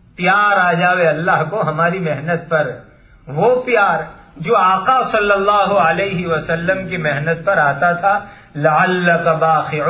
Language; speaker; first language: Urdu; non-native, local second language; Gujarati